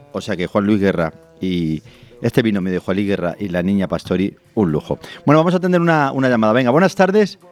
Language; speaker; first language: Spanish; native; Spanish